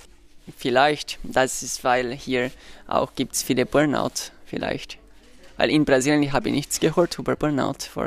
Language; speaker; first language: German; non-native, learner; Portuguese